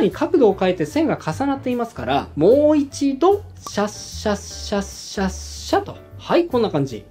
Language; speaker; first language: Japanese; native; Japanese